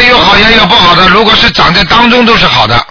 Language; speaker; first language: Chinese; native; Chinese